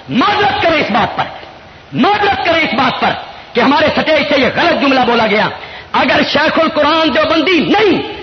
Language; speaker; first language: Urdu; non-native, local second language; Punjabi